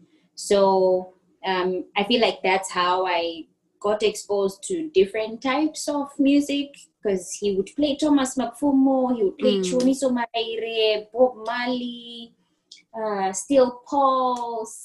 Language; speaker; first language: English; non-native, local second language; Shona